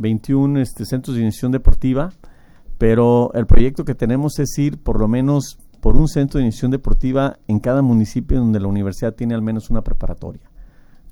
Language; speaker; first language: Spanish; native; Spanish